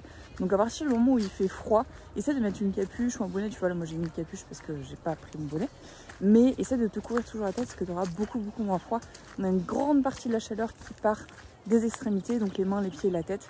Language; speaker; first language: French; native; French